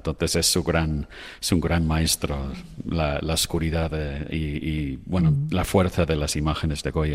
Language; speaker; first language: Spanish; non-native, fluent; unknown